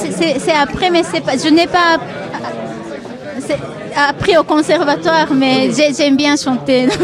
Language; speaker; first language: French; non-native, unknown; Japanese